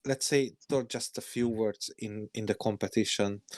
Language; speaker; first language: English; non-native, learner; Hungarian